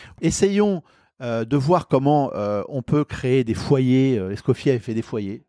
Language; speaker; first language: French; native; French